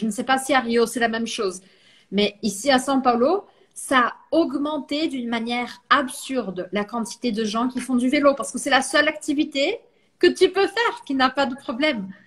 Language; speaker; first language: French; non-native, fluent; Portuguese